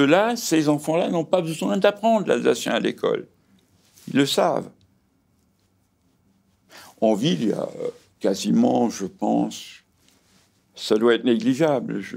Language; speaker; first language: French; native; French